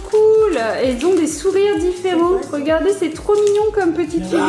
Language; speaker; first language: French; native; French